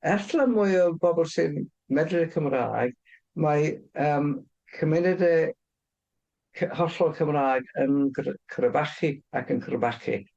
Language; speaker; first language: Welsh; non-native, fluent; English